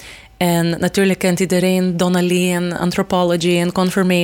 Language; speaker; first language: Dutch; non-native, fluent; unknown